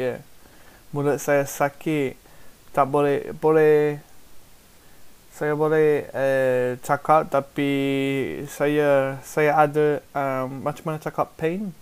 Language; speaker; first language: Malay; non-native, learner; English